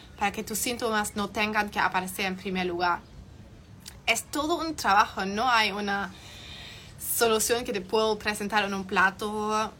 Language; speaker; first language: Spanish; non-native, fluent; German